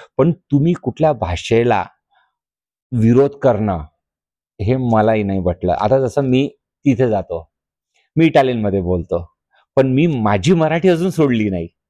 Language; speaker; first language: Marathi; native; Marathi